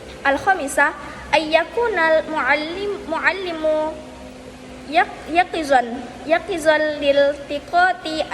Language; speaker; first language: Arabic; non-native, learner; Indonesian